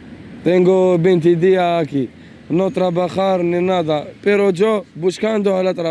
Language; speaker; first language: Spanish; non-native, learner; Arabic